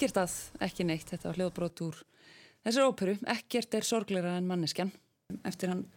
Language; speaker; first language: Icelandic; native; Icelandic